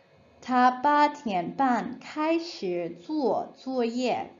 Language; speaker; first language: Chinese; non-native, fluent; English